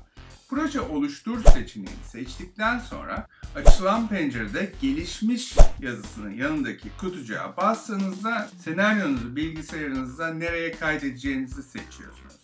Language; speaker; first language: Turkish; native; Turkish